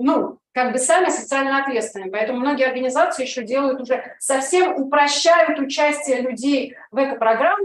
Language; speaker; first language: Russian; native; Russian